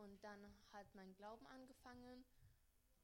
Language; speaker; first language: German; early bilingual, other home language; Spanish